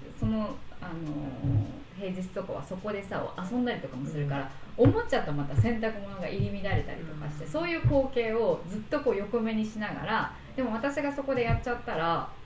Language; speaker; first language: Japanese; native; Japanese